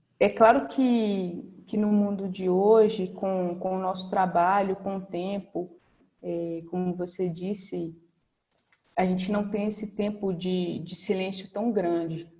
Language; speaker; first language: Portuguese; native; Portuguese